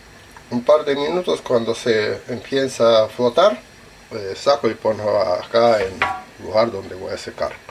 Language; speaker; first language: Spanish; non-native, learner; Russian